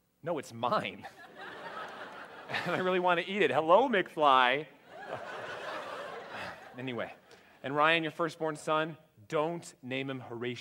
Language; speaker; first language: English; native; English